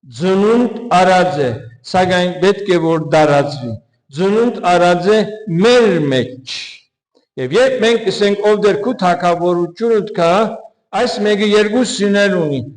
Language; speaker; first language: Armenian; early bilingual, heritage; Armenian